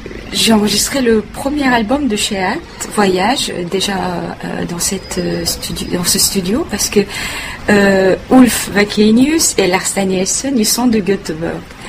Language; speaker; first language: French; non-native, fluent; Korean